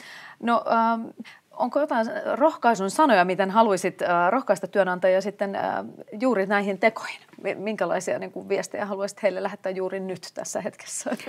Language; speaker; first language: Finnish; native; Finnish